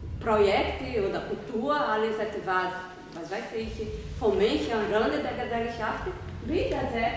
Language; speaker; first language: German; non-native, learner; Portuguese